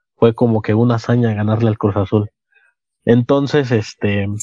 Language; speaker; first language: Spanish; native; Spanish